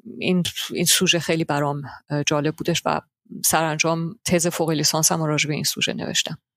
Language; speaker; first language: Persian; early bilingual, heritage; Persian